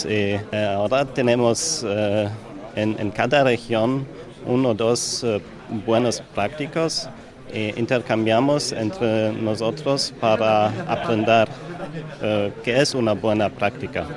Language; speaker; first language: Spanish; non-native, learner; German